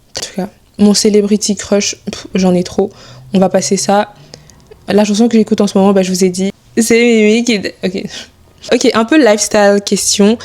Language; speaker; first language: French; early bilingual, other home language; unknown